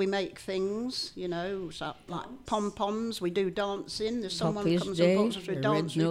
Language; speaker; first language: English; native; English